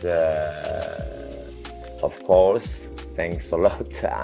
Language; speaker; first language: English; non-native, learner; French